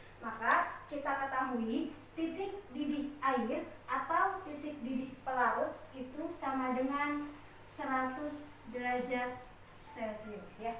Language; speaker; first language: Indonesian; native; Indonesian